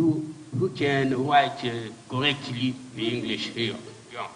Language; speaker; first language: English; non-native, learner; French